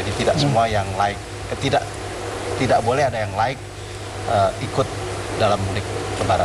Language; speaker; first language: Indonesian; native; Indonesian